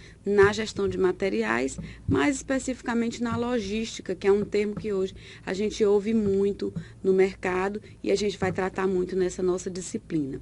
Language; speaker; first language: Portuguese; native; Portuguese